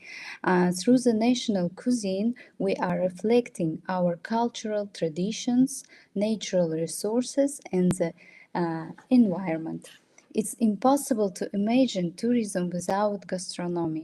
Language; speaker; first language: English; non-native, fluent; Russian